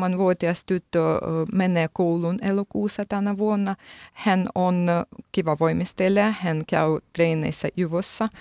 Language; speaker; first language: Finnish; non-native, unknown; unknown